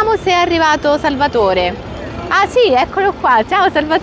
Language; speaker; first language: Italian; native; Italian